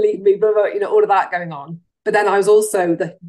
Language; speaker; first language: English; native; English